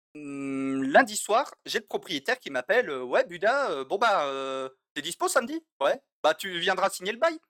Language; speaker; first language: French; native; French